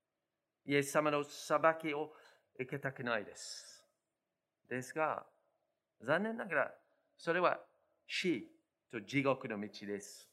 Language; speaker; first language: Japanese; non-native, fluent; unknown